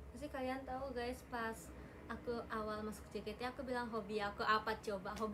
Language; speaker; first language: Indonesian; non-native, fluent; Japanese